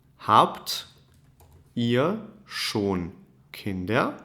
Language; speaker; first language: German; non-native, fluent; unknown